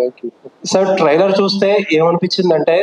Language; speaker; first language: Telugu; native; Telugu